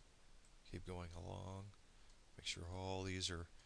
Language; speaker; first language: English; native; English